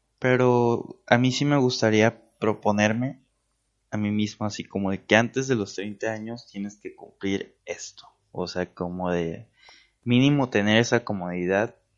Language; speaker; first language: Spanish; native; Spanish